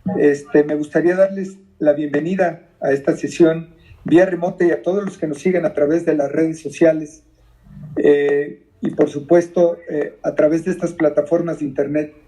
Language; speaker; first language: Spanish; native; Spanish